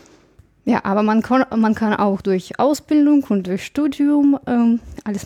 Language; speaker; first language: German; non-native, fluent; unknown